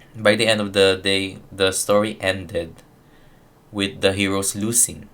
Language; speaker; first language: English; non-native, local second language; Filipino